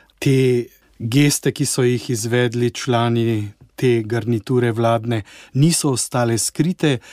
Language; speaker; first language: Slovenian; native; Slovenian